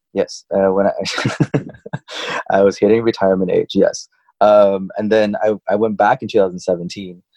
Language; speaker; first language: English; early bilingual, other home language; Chinese